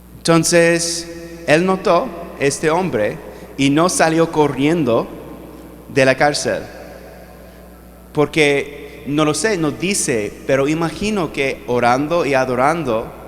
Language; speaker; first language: Spanish; non-native, fluent; English